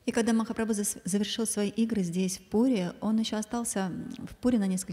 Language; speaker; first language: Russian; native; Russian